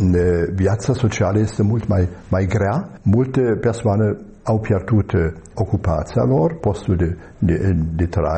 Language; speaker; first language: Romanian; non-native, fluent; German